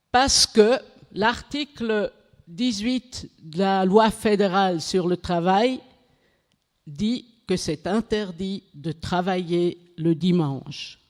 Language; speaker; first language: French; non-native, local second language; German